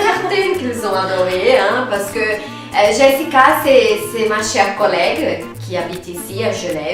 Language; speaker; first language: French; non-native, fluent; Portuguese